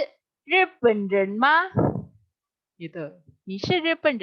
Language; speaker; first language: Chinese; non-native, fluent; Indonesian